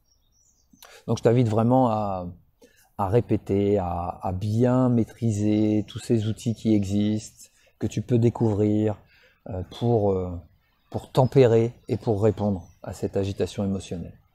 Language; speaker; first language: French; native; French